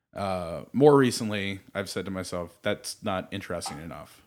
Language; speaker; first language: English; native; English